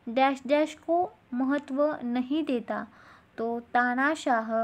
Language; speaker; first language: Hindi; non-native, local second language; Marathi